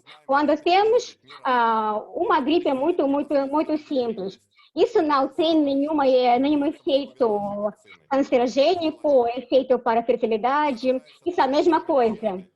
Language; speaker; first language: Portuguese; non-native, fluent; Russian